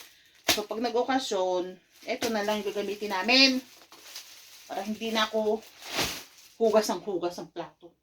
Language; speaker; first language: Filipino; native; Filipino